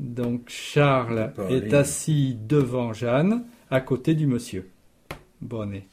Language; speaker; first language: French; native; French